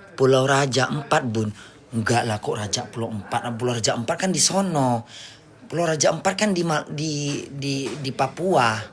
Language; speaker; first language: Indonesian; native; Indonesian